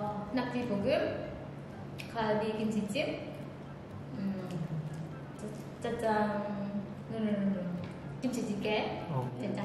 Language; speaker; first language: Korean; non-native, learner; Khmer